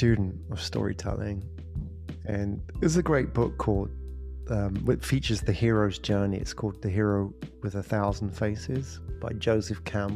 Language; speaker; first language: English; native; English